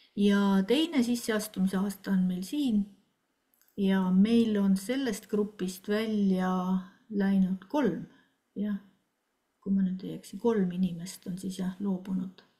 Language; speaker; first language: Estonian; native; Estonian